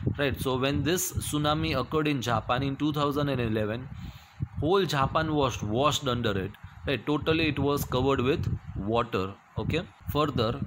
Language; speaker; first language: English; non-native, local second language; Gujarati